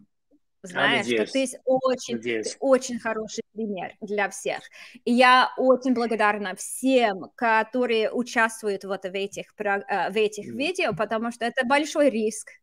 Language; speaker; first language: Russian; non-native, fluent; English